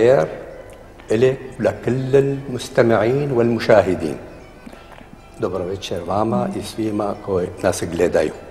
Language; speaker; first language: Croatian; non-native, fluent; Arabic